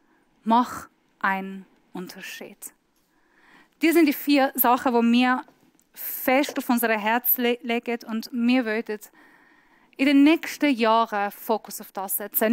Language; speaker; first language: German; non-native, fluent; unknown